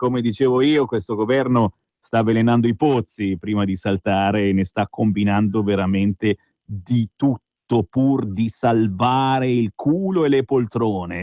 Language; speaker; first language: Italian; native; Italian